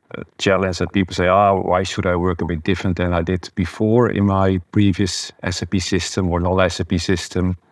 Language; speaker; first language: English; non-native, fluent; Dutch